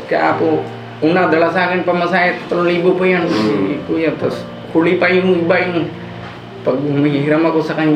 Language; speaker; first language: Filipino; non-native, learner; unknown